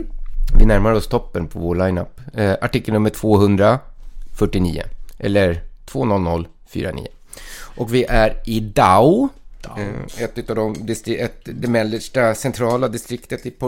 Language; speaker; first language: Swedish; native; Swedish